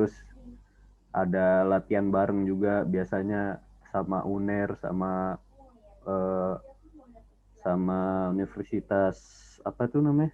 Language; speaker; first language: Indonesian; native; Indonesian